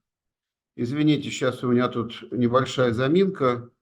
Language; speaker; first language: Russian; native; Russian